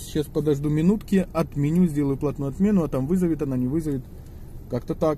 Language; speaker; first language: Russian; native; Russian